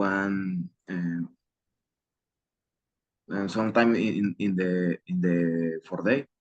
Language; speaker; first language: English; non-native, learner; Spanish